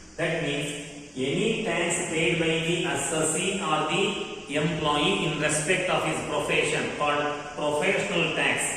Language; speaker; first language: English; non-native, local second language; Kannada